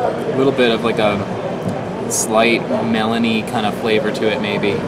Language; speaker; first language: English; native; English